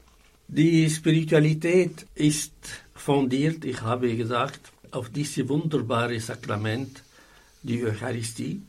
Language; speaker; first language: German; non-native, fluent; Arabic